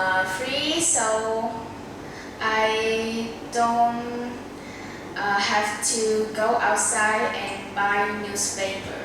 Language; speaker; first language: English; non-native, learner; Vietnamese